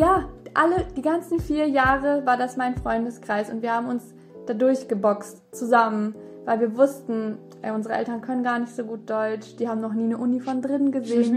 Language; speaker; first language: German; early bilingual, other home language; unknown